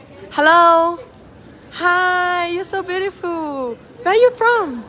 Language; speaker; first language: English; non-native, learner; Thai